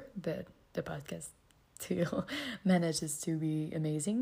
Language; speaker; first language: English; non-native, fluent; French